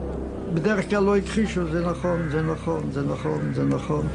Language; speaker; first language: Hebrew; non-native, fluent; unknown